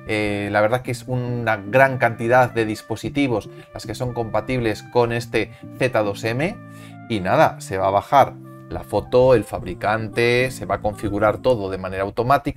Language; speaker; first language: Spanish; native; Spanish